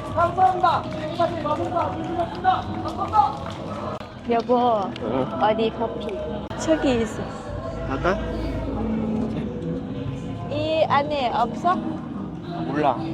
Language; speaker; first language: Korean; non-native, learner; Thai